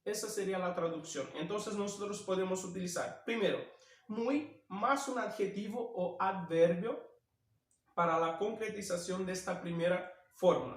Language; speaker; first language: Spanish; non-native, fluent; Portuguese